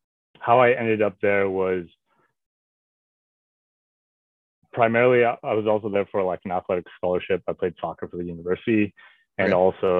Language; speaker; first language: English; native; English